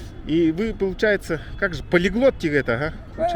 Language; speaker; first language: Russian; native; Russian